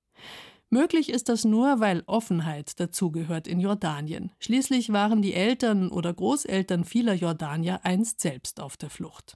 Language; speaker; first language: German; native; German